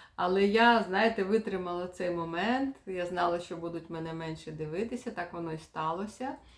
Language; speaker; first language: Ukrainian; native; Ukrainian